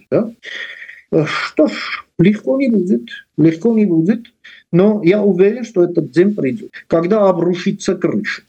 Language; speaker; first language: Russian; non-native, local second language; Armenian